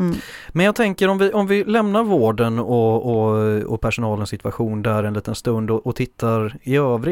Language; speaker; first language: Swedish; native; Swedish